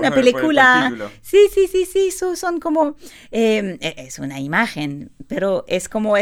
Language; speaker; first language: Spanish; non-native, learner; French